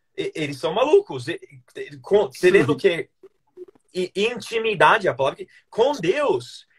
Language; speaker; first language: Portuguese; non-native, fluent; English